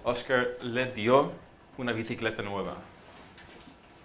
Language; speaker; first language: Spanish; non-native, fluent; English